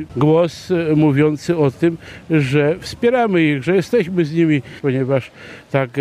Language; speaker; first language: Polish; native; Polish